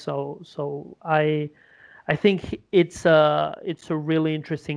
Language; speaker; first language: English; non-native, fluent; Spanish